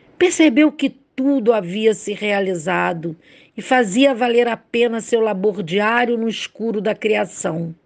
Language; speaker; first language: Portuguese; native; Portuguese